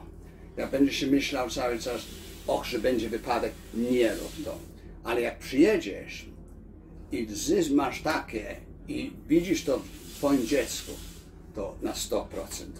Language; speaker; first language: Polish; early bilingual, heritage; Polish